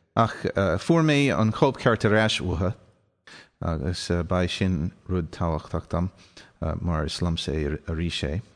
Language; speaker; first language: Irish; native; Irish